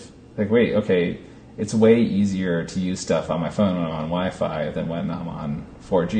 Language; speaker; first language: English; native; English